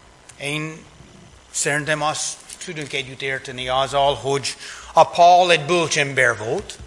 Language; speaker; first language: Hungarian; non-native, fluent; English